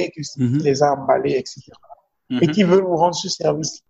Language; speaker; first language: French; non-native, local second language; Fon